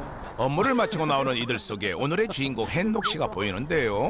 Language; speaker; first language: Korean; native; Korean